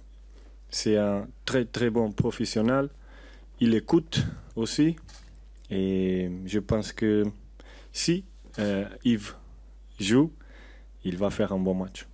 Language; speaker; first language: French; non-native, learner; Portuguese